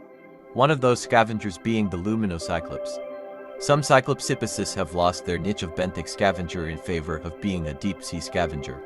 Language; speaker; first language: English; native; English